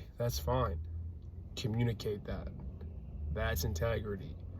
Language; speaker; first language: English; native; English